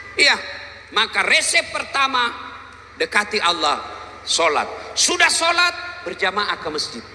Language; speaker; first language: Indonesian; non-native, local second language; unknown